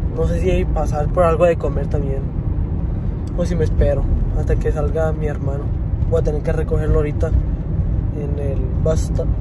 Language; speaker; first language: Spanish; early bilingual, heritage; Spanish